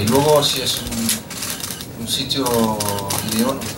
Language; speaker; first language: Spanish; non-native, fluent; French